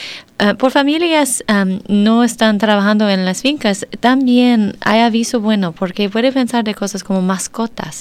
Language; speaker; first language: Spanish; non-native, learner; English